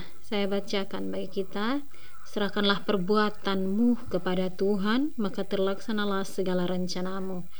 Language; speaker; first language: Indonesian; native; Indonesian